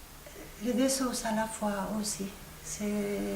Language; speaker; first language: French; non-native, fluent; Spanish